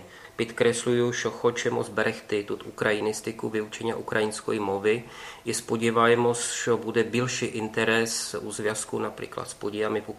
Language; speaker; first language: Ukrainian; non-native, fluent; Czech